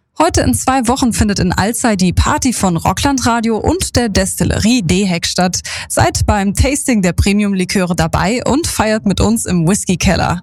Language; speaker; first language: German; native; German